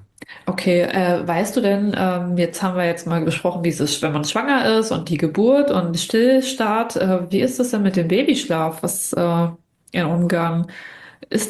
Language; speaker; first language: German; native; German